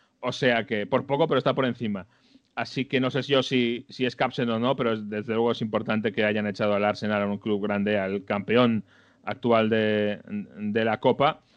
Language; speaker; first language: Spanish; native; Spanish